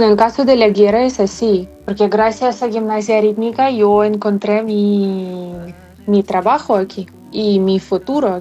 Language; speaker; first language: Spanish; non-native, fluent; Ukrainian